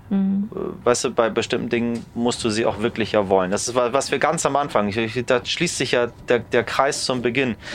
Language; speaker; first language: German; early bilingual, other home language; Persian